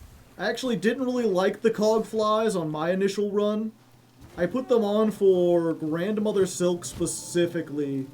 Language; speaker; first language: English; native; English